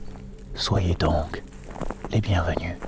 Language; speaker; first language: French; native; French